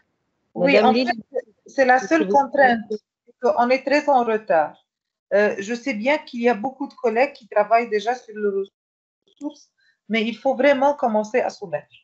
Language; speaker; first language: French; non-native, fluent; Arabic